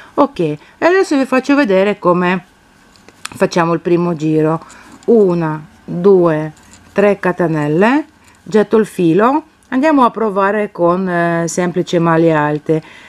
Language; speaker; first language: Italian; non-native, fluent; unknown